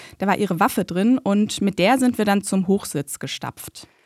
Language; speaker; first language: German; native; German